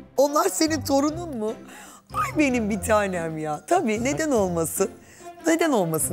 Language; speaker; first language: Turkish; native; Turkish